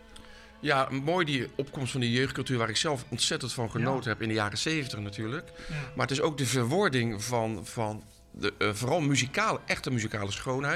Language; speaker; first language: Dutch; native; Dutch